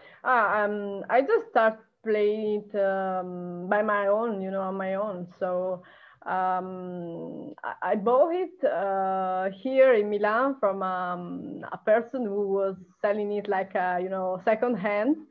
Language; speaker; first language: English; non-native, fluent; Italian